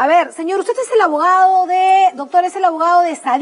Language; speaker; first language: Spanish; native; Spanish